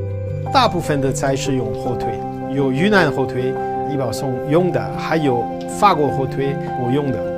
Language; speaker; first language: Chinese; non-native, fluent; French